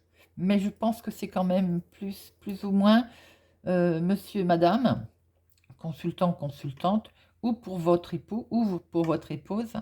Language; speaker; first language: French; native; French